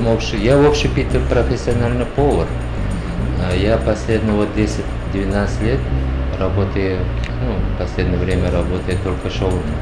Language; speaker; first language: Russian; non-native, learner; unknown